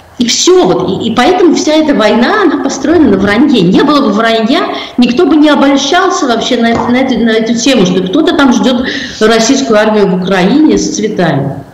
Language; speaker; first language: Russian; native; Russian